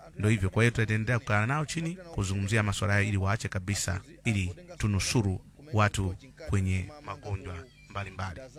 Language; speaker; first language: Swahili; non-native, fluent; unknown